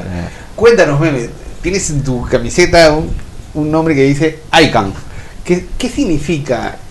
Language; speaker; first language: Spanish; native; Spanish